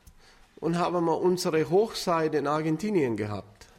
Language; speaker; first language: German; non-native, fluent; Spanish